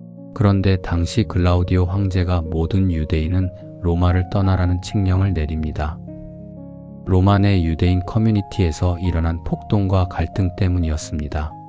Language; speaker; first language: Korean; native; Korean